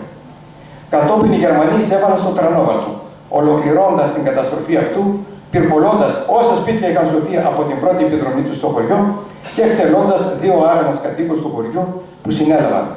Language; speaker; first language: Greek; native; Greek